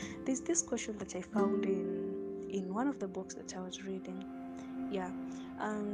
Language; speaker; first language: English; non-native, local second language; Gusii